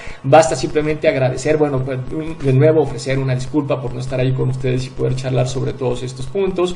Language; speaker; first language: Spanish; native; Spanish